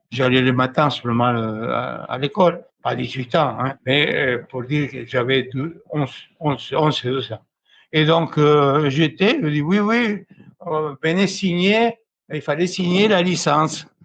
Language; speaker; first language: French; non-native, fluent; Spanish